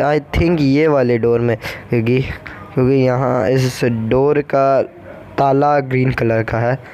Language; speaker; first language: Hindi; native; Hindi